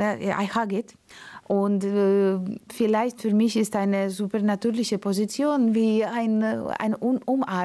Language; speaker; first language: German; non-native, learner; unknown